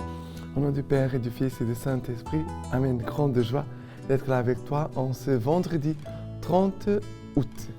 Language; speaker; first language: French; non-native, fluent; Portuguese